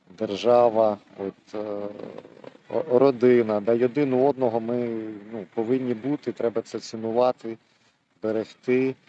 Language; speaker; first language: Ukrainian; non-native, local second language; Russian